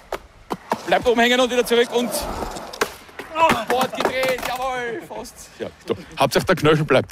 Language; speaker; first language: German; native; German